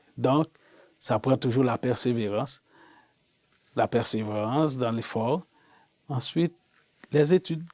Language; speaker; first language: French; non-native, local second language; Haitian Creole